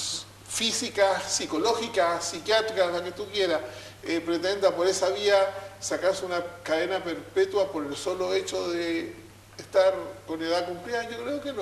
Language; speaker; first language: Spanish; native; Spanish